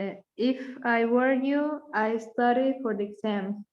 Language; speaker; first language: English; non-native, learner; Spanish